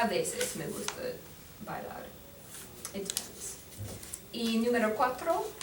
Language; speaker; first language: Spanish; non-native, fluent; English